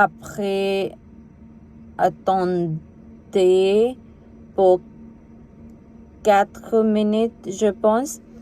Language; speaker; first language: French; non-native, learner; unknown